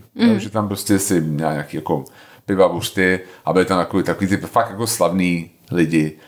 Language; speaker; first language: Czech; native; Czech